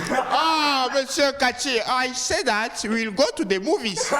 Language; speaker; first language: English; non-native, learner; French